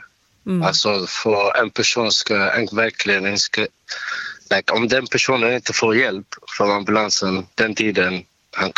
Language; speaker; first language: Swedish; non-native, learner; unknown